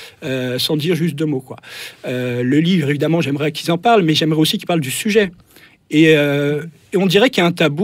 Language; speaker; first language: French; native; French